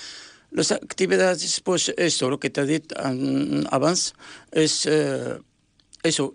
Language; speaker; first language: Catalan; non-native, learner; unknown